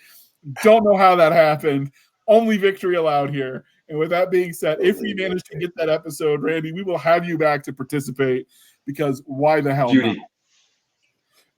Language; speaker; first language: English; native; English